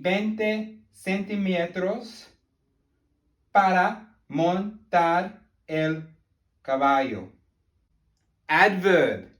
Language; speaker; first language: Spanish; non-native, learner; English